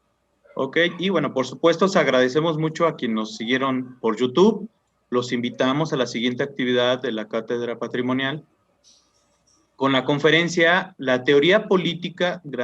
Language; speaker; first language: Spanish; native; Spanish